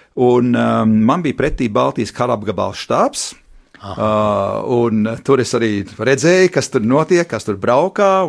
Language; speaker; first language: Latvian; early bilingual, heritage; Latvian